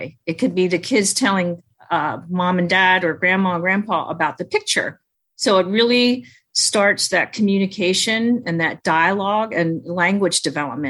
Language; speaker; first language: English; early bilingual, other home language; Chinese